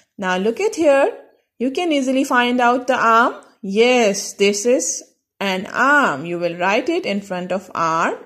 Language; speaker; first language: English; non-native, local second language; Urdu